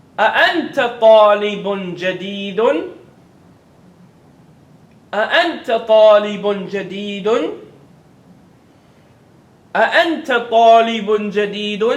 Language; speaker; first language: Arabic; non-native, fluent; English